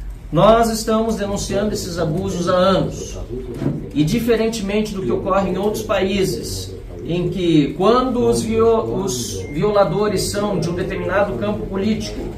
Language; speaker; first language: Portuguese; native; Portuguese